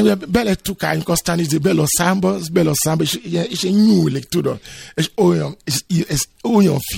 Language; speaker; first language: Hungarian; non-native, fluent; Yoruba